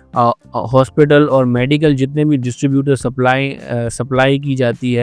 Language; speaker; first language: Hindi; native; Hindi